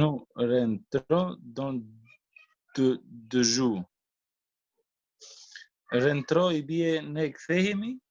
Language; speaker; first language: French; non-native, learner; Albanian